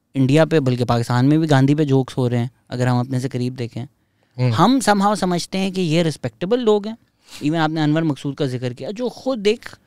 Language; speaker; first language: Urdu; native; Urdu